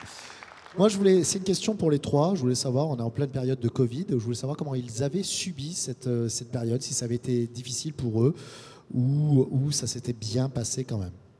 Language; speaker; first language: French; native; French